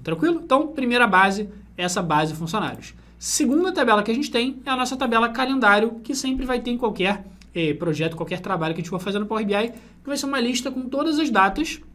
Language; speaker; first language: Portuguese; native; Portuguese